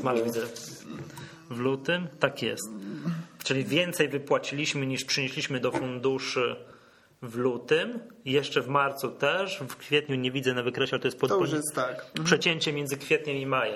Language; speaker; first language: Polish; native; Polish